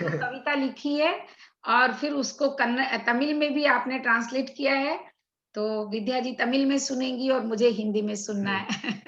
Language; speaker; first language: Hindi; native; Hindi